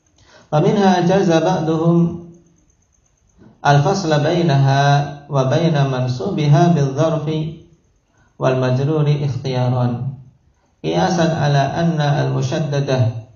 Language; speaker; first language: Arabic; non-native, fluent; Indonesian